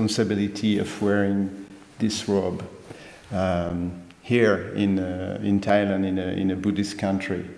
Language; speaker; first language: English; non-native, fluent; French